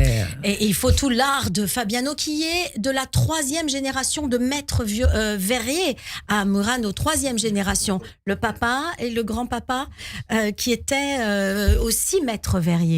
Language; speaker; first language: French; native; French